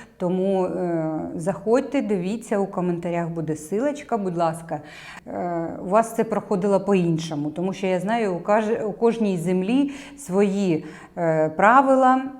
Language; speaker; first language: Ukrainian; non-native, local second language; Russian